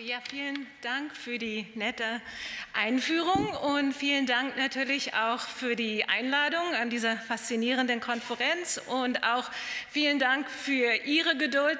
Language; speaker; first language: German; native; German